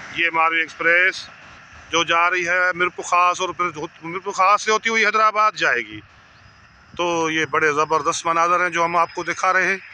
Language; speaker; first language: Urdu; non-native, local second language; Sindhi